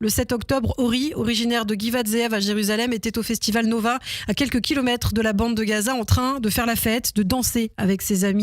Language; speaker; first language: French; native; French